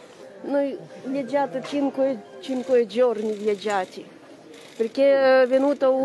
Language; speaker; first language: Italian; non-native, learner; Ukrainian